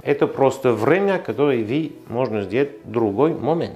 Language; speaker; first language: Russian; non-native, learner; French